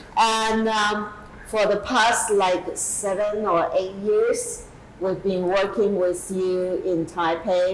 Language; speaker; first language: English; non-native, fluent; Chinese